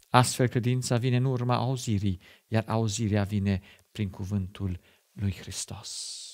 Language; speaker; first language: Romanian; non-native, fluent; German